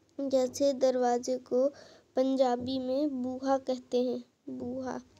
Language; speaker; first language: Hindi; native; Hindi